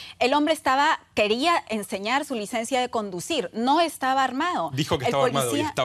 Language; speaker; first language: Spanish; native; Spanish